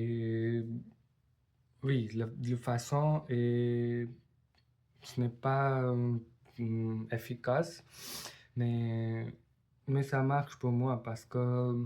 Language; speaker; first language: French; non-native, learner; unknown